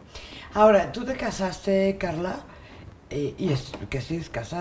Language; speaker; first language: Spanish; native; Spanish